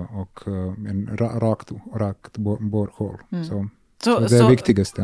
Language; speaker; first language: Swedish; non-native, learner; Serbian